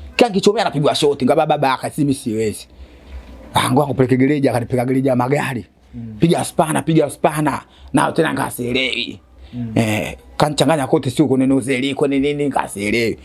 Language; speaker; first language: Swahili; native; Swahili